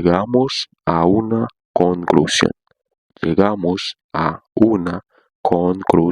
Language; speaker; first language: Spanish; non-native, learner; Haitian Creole